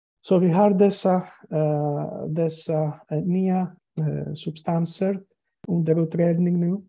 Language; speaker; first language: Swedish; non-native, fluent; Greek